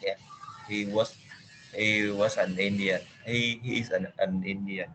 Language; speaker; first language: English; non-native, learner; Vietnamese